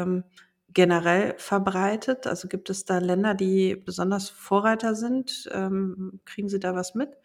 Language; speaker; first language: German; native; German